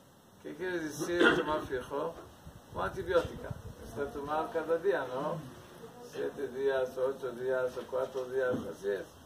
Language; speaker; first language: Spanish; non-native, learner; Hebrew